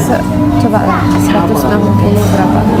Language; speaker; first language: Indonesian; non-native, fluent; Finnish